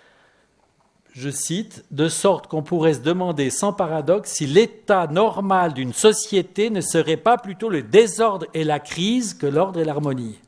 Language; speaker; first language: French; native; French